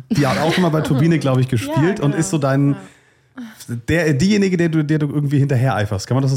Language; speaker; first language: German; native; German